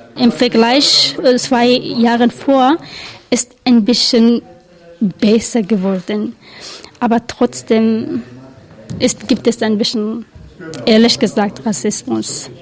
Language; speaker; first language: German; non-native, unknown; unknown